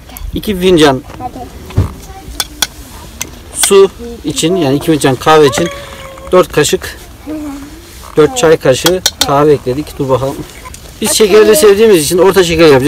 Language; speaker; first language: Turkish; native; Turkish